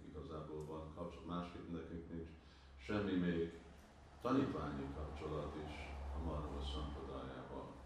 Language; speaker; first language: Hungarian; early bilingual, heritage; Hungarian